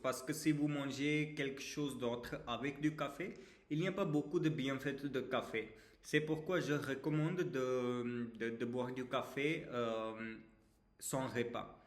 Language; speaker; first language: French; non-native, learner; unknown